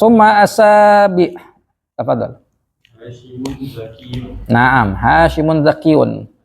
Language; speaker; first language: Arabic; non-native, fluent; Indonesian